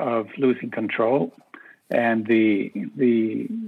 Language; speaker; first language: English; non-native, fluent; Danish